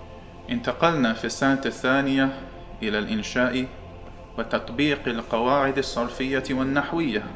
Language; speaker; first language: Arabic; non-native, learner; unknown